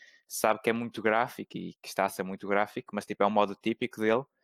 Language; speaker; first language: Portuguese; native; Portuguese